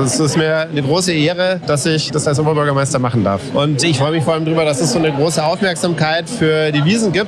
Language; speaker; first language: German; native; German